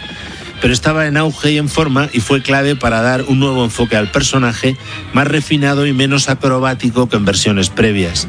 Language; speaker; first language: Spanish; native; Spanish